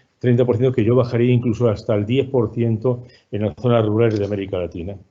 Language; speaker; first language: Spanish; native; Spanish